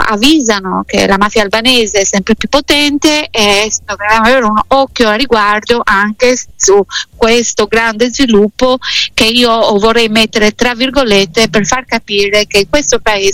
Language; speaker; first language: Italian; non-native, fluent; Albanian